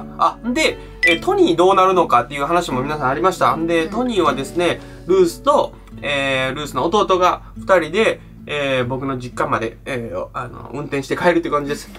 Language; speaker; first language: Japanese; native; Japanese